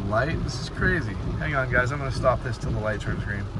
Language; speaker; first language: English; native; English